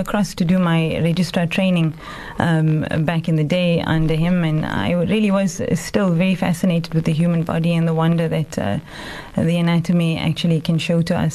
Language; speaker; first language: English; native; English